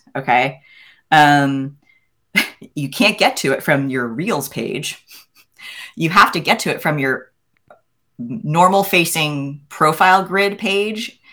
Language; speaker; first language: English; native; English